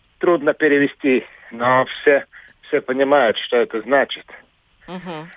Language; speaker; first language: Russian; non-native, local second language; Latvian